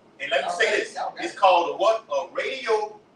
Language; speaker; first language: English; native; English